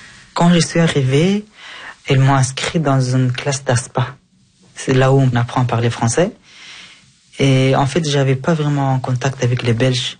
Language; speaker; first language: French; early bilingual, other home language; Persian